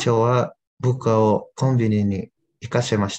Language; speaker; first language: Japanese; non-native, learner; Indonesian